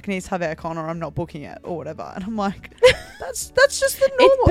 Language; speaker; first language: English; native; English